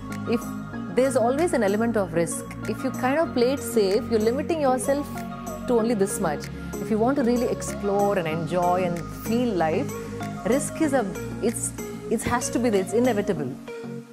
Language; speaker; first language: English; non-native, local second language; Telugu